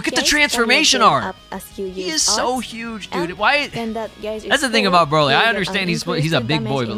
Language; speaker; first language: English; native; English